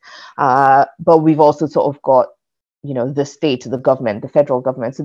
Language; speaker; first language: English; non-native, local second language; Yoruba